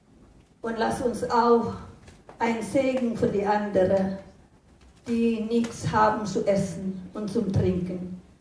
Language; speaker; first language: German; non-native, fluent; Indonesian